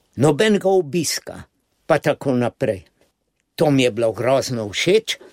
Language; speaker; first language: Slovenian; native; Slovenian